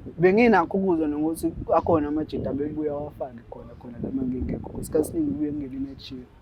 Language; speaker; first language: Zulu; native; Zulu